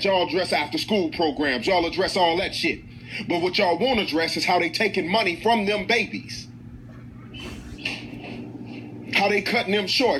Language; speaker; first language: English; native; English